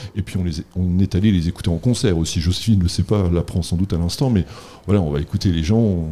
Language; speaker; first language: French; native; French